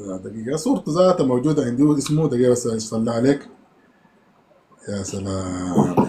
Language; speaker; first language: Arabic; native; Arabic